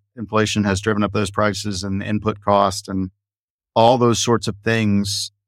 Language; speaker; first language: English; native; English